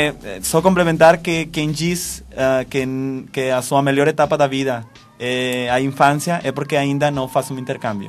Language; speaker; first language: Portuguese; non-native, fluent; Spanish